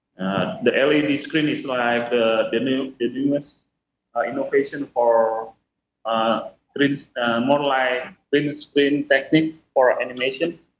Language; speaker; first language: English; non-native, fluent; Indonesian